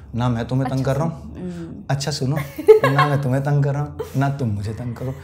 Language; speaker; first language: Hindi; native; Hindi